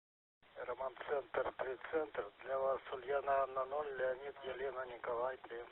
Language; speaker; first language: Russian; native; Russian